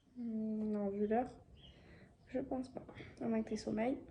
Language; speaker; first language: French; native; French